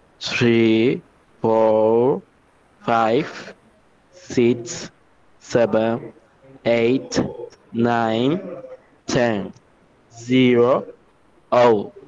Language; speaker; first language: English; non-native, learner; Spanish